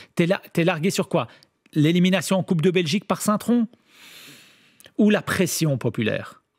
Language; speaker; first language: French; native; French